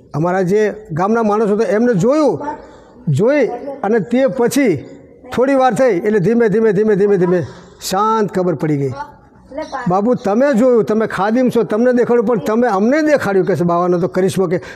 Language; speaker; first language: Gujarati; native; Gujarati